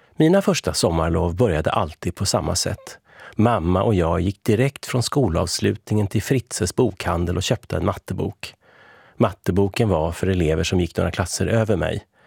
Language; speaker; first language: Swedish; early bilingual, other home language; Hungarian